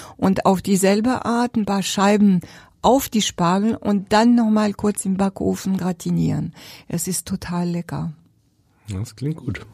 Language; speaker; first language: German; non-native, fluent; French